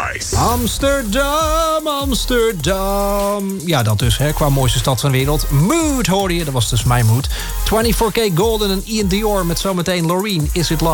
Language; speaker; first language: Dutch; native; Dutch